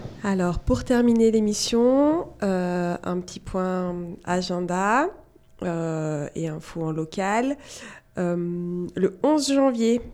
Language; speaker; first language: French; native; French